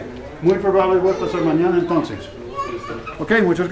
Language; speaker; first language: Spanish; non-native, learner; English